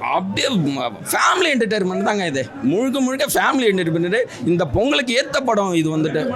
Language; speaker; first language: Tamil; native; Tamil